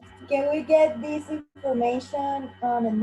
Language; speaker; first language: English; non-native, learner; Spanish